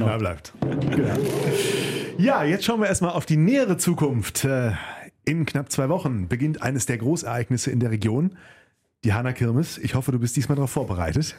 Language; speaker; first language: German; native; German